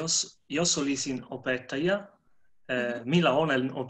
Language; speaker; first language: Finnish; non-native, learner; Italian